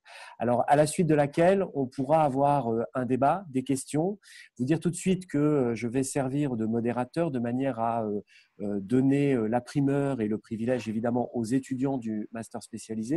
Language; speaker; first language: French; native; French